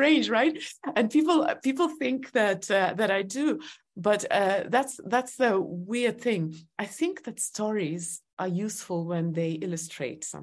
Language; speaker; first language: English; non-native, fluent; Estonian